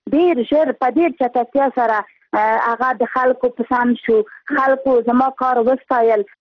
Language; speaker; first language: Pashto; non-native, local second language; Persian